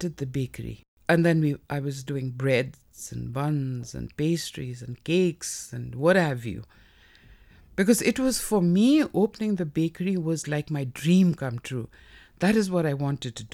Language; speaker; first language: English; non-native, local second language; Nepali